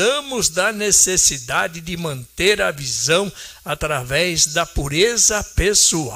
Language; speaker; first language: Portuguese; native; Portuguese